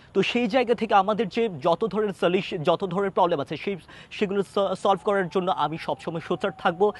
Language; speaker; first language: Bangla; non-native, local second language; Chakma